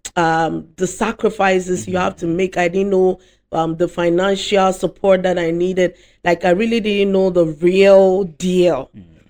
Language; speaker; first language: English; non-native, local second language; Akan